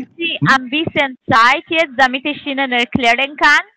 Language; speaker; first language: German; non-native, fluent; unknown